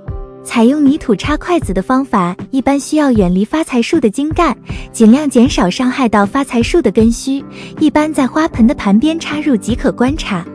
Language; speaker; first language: Chinese; native; Chinese